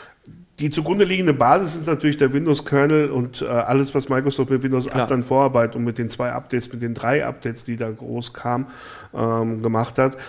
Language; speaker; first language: German; native; German